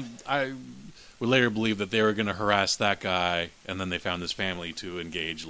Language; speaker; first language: English; native; English